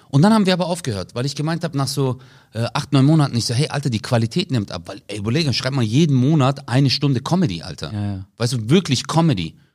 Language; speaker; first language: German; early bilingual, other home language; Turkish